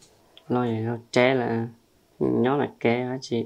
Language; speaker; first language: Vietnamese; non-native, local second language; Hmong